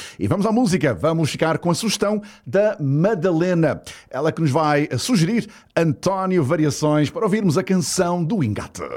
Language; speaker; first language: Portuguese; native; Portuguese